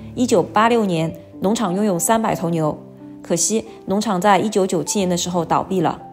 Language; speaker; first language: Chinese; native; Chinese